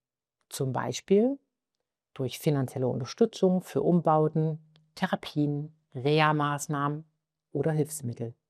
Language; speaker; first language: German; native; German